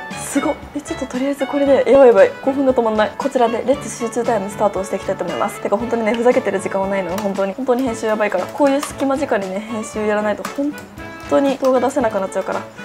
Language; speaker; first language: Japanese; native; Japanese